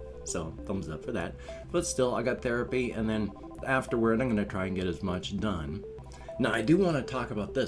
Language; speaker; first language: English; native; English